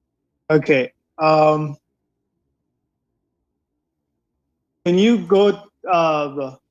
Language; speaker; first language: English; non-native, fluent; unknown